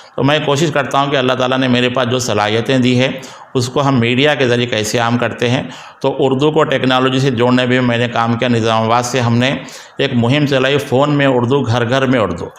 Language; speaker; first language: Urdu; native; Urdu